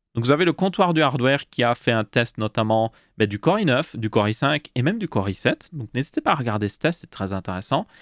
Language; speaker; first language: French; native; French